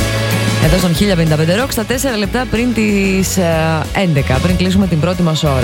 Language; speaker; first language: Greek; native; Greek